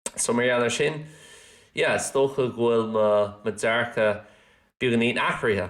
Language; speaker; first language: Irish; non-native, local second language; English